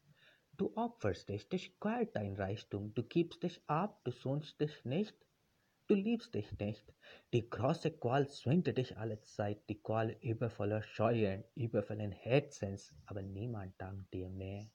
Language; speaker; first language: German; non-native, fluent; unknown